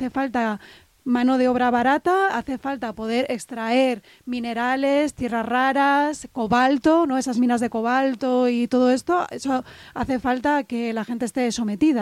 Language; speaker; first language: Spanish; native; Spanish